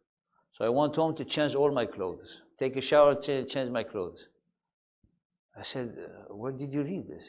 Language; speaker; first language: English; non-native, fluent; Arabic